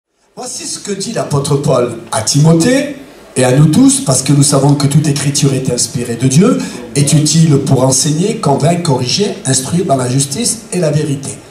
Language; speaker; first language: French; native; French